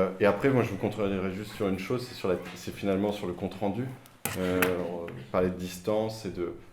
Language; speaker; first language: French; native; French